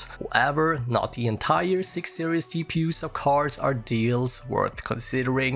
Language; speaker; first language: English; native; English